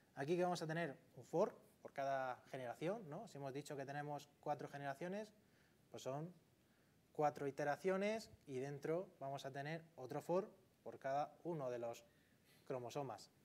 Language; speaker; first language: Spanish; native; Spanish